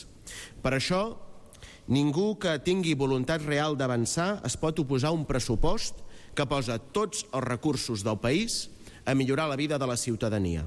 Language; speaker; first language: Catalan; native; Catalan